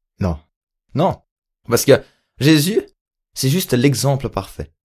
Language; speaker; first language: French; native; French